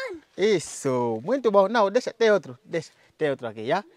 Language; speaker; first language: Portuguese; non-native, learner; Vietnamese